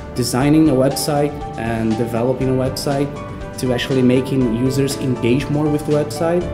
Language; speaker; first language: English; non-native, fluent; Portuguese